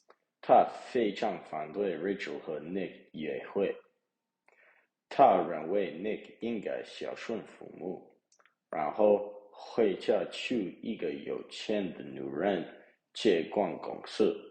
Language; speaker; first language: Chinese; non-native, learner; English